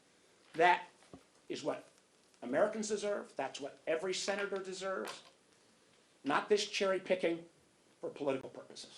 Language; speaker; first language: English; native; English